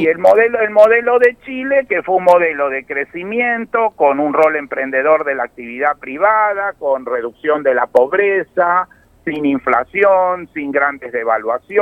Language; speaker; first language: Spanish; native; Spanish